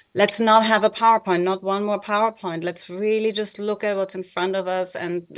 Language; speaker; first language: English; non-native, fluent; German